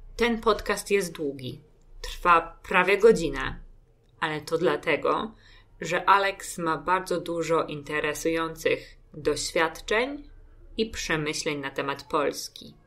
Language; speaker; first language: Polish; native; Polish